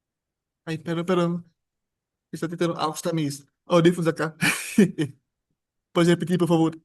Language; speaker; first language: Spanish; non-native, fluent; Portuguese